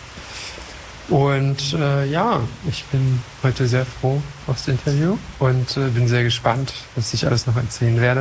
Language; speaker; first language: German; non-native, fluent; French